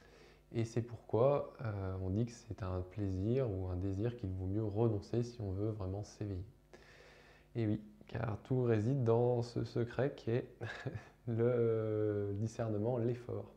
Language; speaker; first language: French; native; French